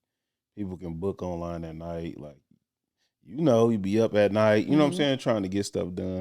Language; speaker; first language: English; native; English